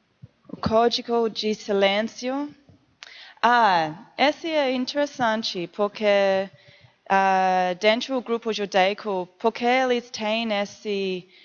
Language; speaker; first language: Portuguese; non-native, learner; English